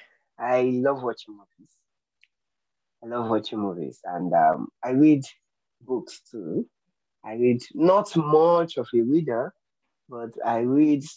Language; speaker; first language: English; non-native, local second language; Yoruba